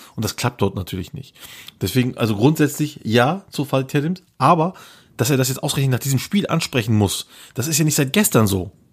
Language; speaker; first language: German; early bilingual, other home language; Turkish